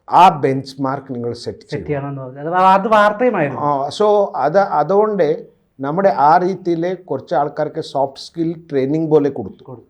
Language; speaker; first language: Malayalam; non-native, local second language; Odia